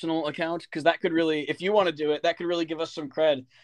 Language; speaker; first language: English; native; English